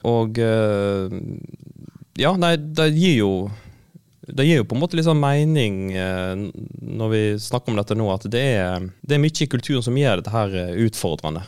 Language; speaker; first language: Norwegian; native; Norwegian